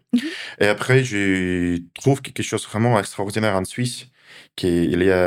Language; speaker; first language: French; non-native, learner; Russian